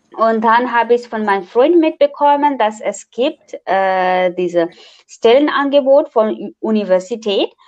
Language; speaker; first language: German; non-native, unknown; Nepali